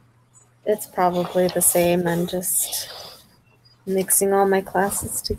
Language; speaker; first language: English; native; English